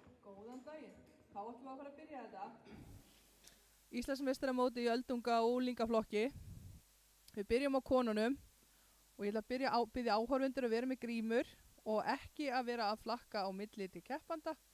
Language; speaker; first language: Icelandic; native; Icelandic